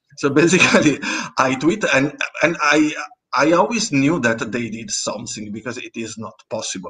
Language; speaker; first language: English; non-native, fluent; Italian